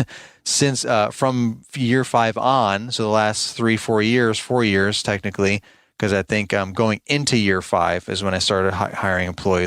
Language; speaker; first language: English; native; English